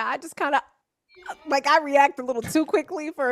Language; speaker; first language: English; native; English